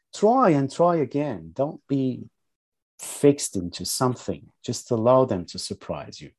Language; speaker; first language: English; non-native, fluent; Portuguese